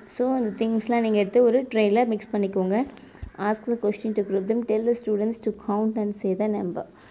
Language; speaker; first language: English; non-native, local second language; Tamil